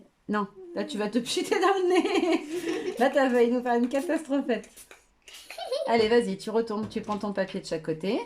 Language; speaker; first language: French; native; French